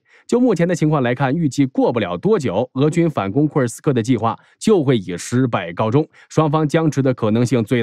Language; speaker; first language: Chinese; native; Chinese